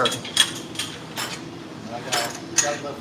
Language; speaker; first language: English; native; English